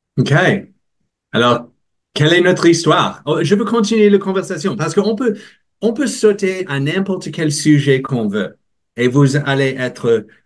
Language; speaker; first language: French; non-native, learner; English